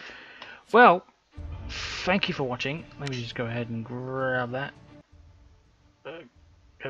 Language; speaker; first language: English; native; English